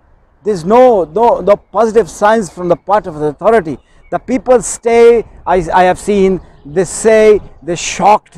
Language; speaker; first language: English; non-native, local second language; Urdu